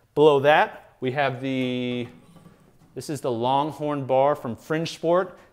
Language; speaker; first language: English; native; English